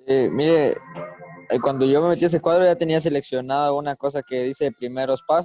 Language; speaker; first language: Spanish; native; Spanish